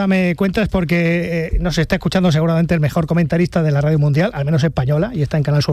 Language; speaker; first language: Spanish; native; Spanish